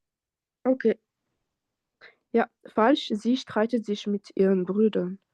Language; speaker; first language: German; non-native, fluent; French